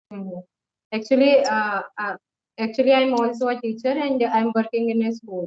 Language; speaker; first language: English; non-native, local second language; Hindi